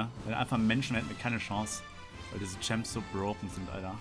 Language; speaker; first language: German; native; German